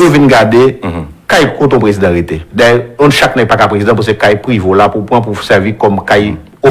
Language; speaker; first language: French; non-native, local second language; Haitian Creole